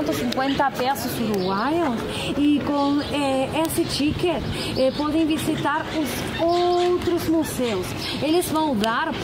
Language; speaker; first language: Portuguese; non-native, fluent; Spanish